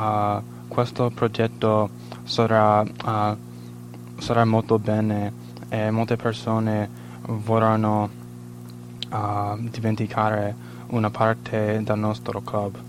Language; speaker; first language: Italian; non-native, learner; English